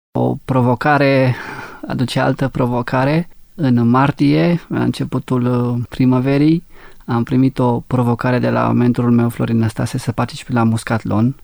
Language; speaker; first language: Romanian; native; Romanian